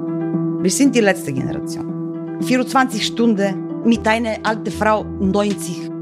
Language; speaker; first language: German; non-native, learner; Bulgarian